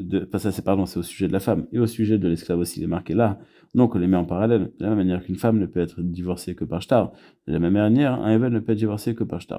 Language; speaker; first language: French; native; French